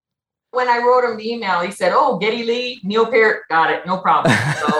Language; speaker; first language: English; native; English